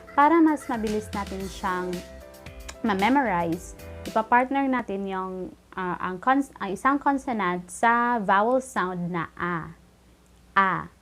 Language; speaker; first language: Filipino; native; Filipino